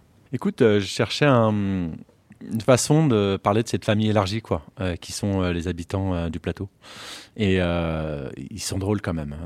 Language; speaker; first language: French; native; French